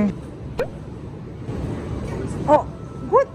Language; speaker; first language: English; non-native, learner; Indonesian